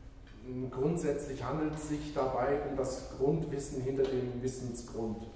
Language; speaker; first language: German; native; German